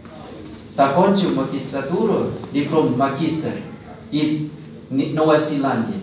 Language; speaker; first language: Russian; non-native, learner; Thai